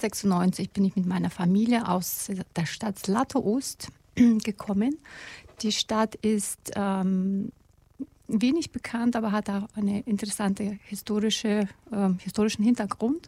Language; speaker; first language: German; non-native, fluent; Russian